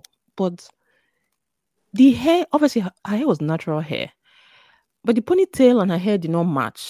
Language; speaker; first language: English; non-native, local second language; Yoruba